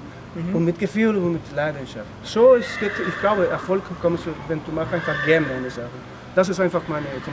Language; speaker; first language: German; non-native, learner; Spanish